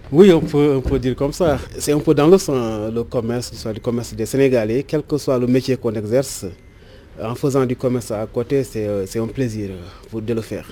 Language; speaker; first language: French; non-native, local second language; Fula